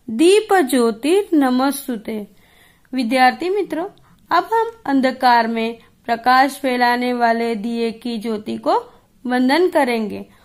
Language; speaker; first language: Hindi; non-native, local second language; Gujarati